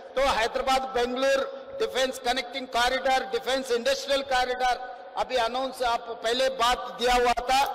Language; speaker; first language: Hindi; non-native, local second language; Telugu